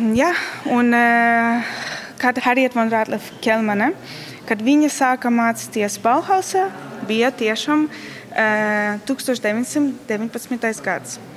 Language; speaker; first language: Latvian; non-native, learner; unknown